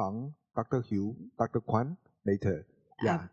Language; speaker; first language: English; non-native, learner; Chinese